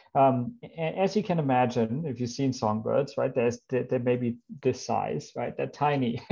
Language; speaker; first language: English; non-native, fluent; German